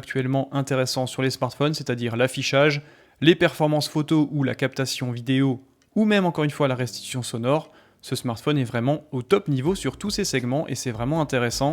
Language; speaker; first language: French; native; French